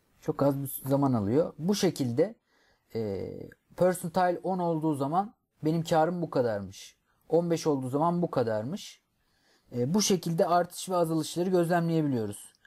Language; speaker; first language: Turkish; native; Turkish